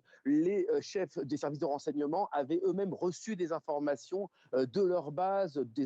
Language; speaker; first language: French; native; French